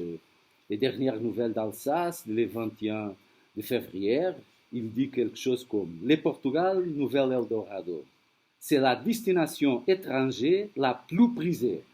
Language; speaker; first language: French; non-native, fluent; Portuguese